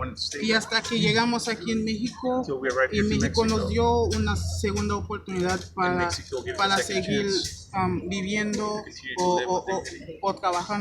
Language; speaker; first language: Spanish; non-native, fluent; Haitian Creole